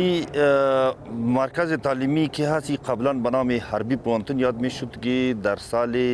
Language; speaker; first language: Persian; native; Persian